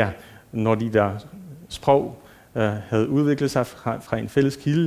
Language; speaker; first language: Danish; non-native, fluent; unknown